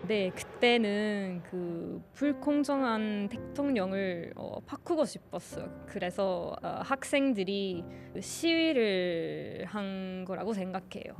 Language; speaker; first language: Korean; non-native, learner; Finnish